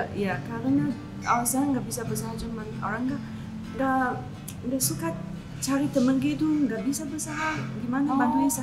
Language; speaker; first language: Indonesian; non-native, learner; Chinese